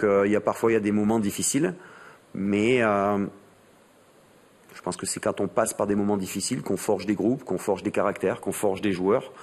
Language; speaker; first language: French; native; French